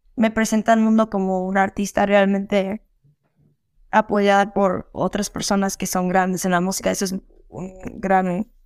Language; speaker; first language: Spanish; early bilingual, heritage; Spanish